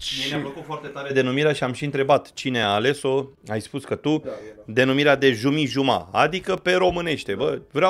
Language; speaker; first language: Romanian; native; Romanian